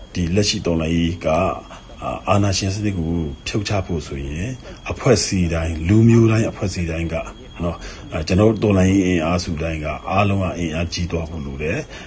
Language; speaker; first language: Burmese; non-native, local second language; Shwe Palaung